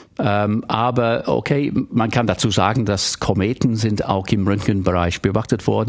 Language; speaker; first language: German; non-native, fluent; English